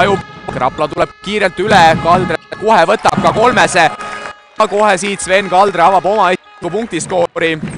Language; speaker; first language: Estonian; native; Estonian